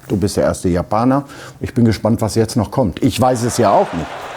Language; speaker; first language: German; native; German